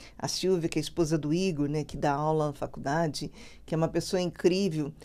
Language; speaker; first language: Portuguese; native; Portuguese